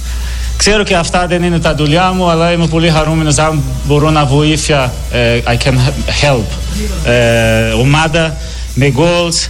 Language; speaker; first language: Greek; non-native, learner; Portuguese